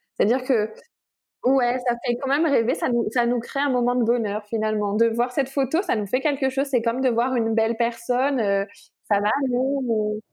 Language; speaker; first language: French; native; French